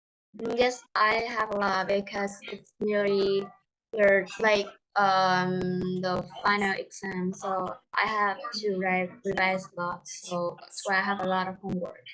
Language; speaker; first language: English; non-native, learner; Vietnamese